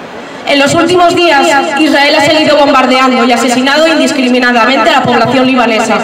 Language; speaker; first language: Spanish; non-native, fluent; Arabic